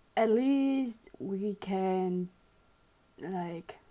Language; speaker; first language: English; early bilingual, other home language; German